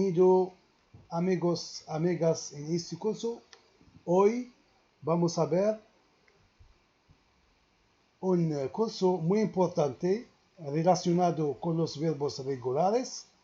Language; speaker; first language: Spanish; non-native, learner; Arabic